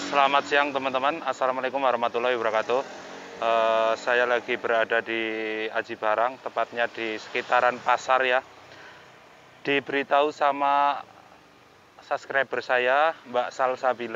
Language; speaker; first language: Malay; non-native, local second language; Javanese